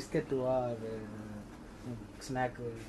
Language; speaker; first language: Japanese; non-native, learner; Tamil